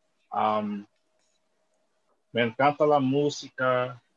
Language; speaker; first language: Spanish; non-native, learner; English